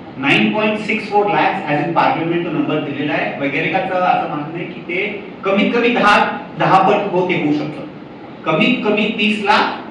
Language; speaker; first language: Marathi; non-native, local second language; Hindi